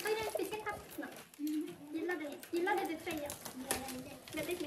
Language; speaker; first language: Swedish; early bilingual, other home language; Mongolian